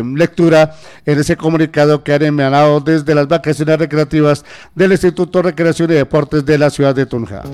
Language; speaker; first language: Spanish; native; Spanish